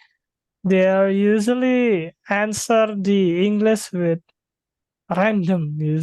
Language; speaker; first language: English; non-native, fluent; Indonesian